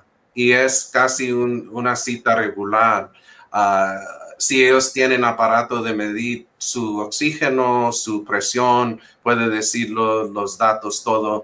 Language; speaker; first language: Spanish; early bilingual, heritage; English